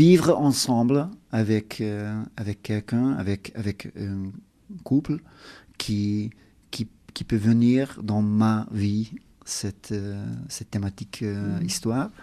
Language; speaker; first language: French; non-native, learner; Hungarian